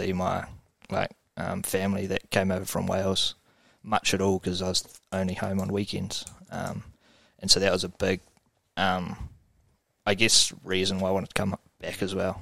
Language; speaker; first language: English; native; English